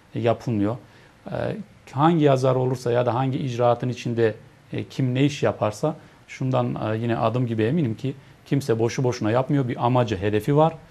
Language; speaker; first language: Turkish; native; Turkish